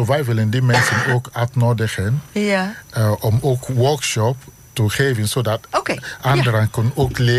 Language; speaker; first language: Dutch; non-native, learner; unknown